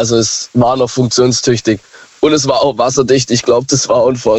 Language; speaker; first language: German; native; German